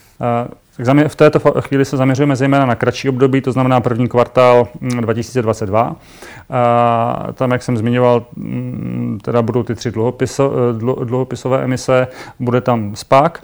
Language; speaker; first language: Czech; native; Czech